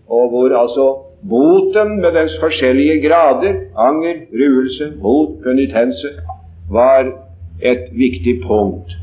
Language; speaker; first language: Norwegian; native; Norwegian